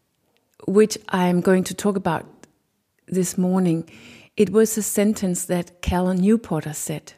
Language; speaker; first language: English; non-native, fluent; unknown